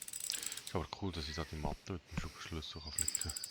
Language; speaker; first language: German; native; German